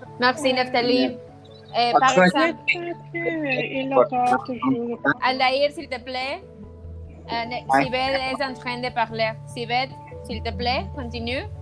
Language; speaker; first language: French; non-native, learner; Spanish